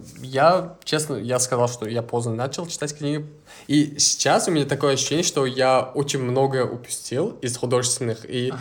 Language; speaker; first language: Russian; non-native, local second language; Uzbek